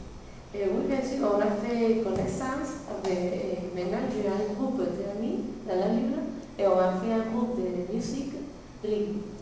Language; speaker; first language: French; non-native, learner; Spanish